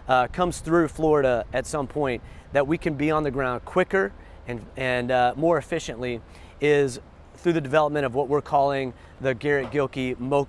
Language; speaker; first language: English; native; English